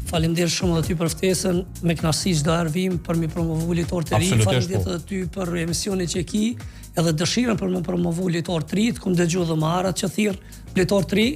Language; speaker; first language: Albanian; native; Albanian